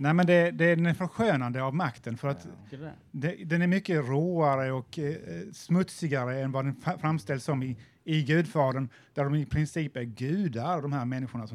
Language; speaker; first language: Swedish; native; Swedish